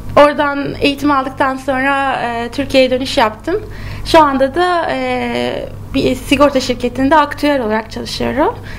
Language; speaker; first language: Turkish; native; Turkish